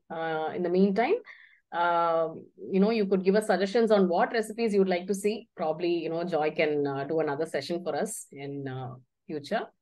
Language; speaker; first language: English; non-native, local second language; Tamil